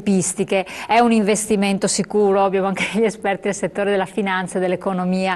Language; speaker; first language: Italian; native; Italian